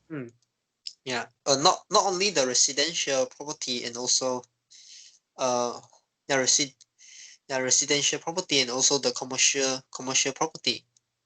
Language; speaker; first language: English; non-native, learner; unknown